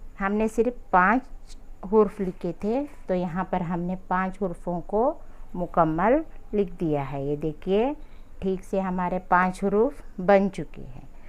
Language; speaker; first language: Hindi; native; Hindi